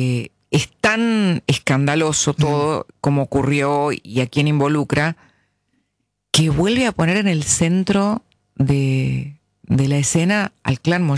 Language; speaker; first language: Spanish; native; Spanish